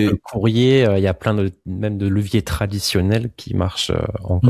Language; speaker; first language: French; native; French